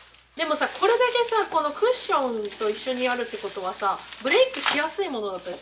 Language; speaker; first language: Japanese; non-native, fluent; Korean